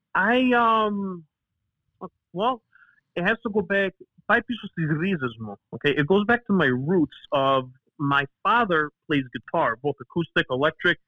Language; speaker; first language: English; early bilingual, other home language; Greek